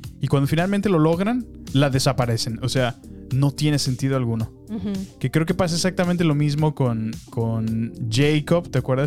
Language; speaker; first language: Spanish; native; Spanish